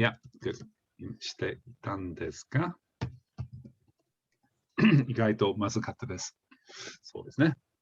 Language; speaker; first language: Japanese; non-native, fluent; English